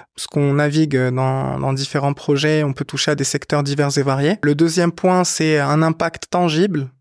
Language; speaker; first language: French; non-native, local second language; Arabic